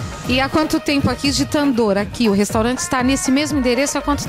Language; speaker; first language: Portuguese; native; Portuguese